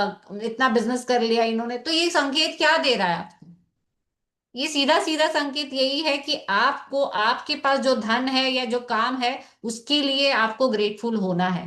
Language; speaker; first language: Hindi; native; Hindi